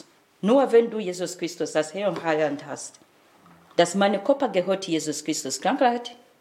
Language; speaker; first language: German; non-native, fluent; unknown